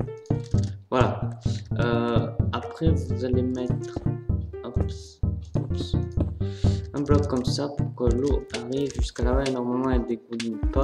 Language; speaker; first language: French; native; French